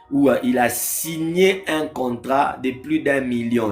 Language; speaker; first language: French; non-native, local second language; Lingala